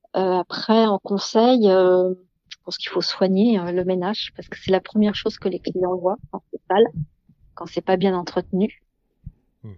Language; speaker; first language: French; native; French